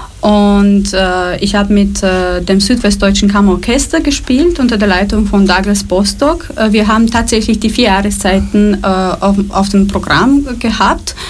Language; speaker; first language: German; non-native, fluent; Romanian